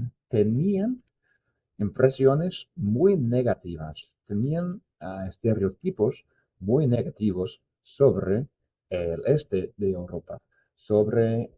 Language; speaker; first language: Spanish; non-native, fluent; English